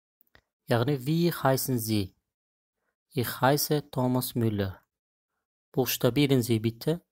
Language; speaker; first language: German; non-native, fluent; Turkmen